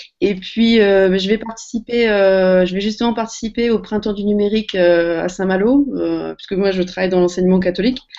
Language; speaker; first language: French; native; French